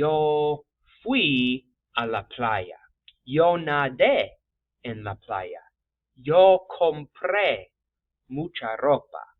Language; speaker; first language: Spanish; non-native, fluent; English